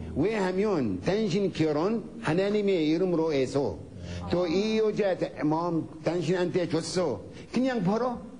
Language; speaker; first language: Korean; non-native, learner; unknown